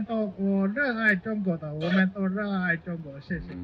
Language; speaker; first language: Chinese; non-native, fluent; Japanese